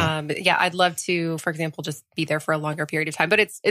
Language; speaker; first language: English; early bilingual, other home language; French